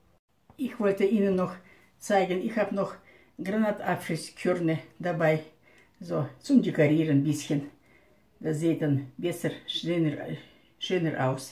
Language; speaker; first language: German; non-native, fluent; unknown